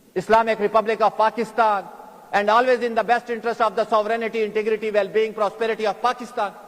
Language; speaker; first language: English; non-native, local second language; Pashto